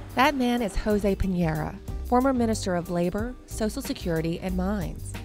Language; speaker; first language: English; native; English